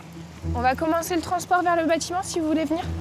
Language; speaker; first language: French; native; French